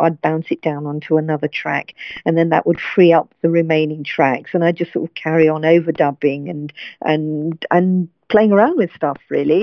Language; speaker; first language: English; native; English